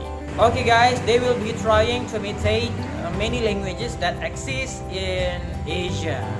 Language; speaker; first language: English; non-native, learner; Indonesian